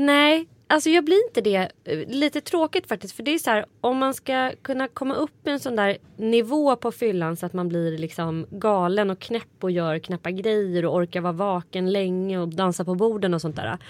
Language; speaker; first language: Swedish; native; Swedish